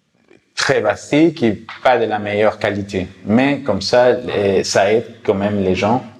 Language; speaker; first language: French; non-native, fluent; Spanish